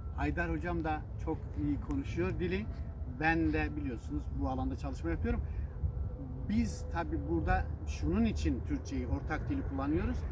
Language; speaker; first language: Turkish; non-native, local second language; Zaza